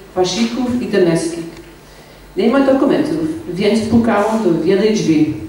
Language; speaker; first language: Polish; non-native, learner; English